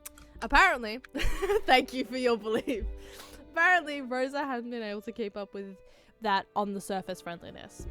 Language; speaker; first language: English; native; English